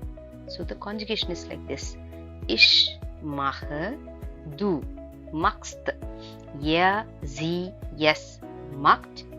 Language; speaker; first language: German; non-native, fluent; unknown